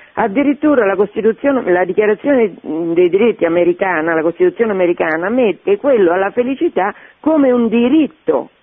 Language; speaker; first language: Italian; native; Italian